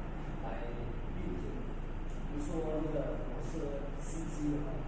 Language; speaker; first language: Chinese; non-native, fluent; Lao